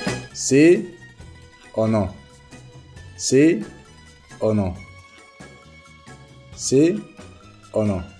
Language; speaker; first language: Italian; non-native, learner; Spanish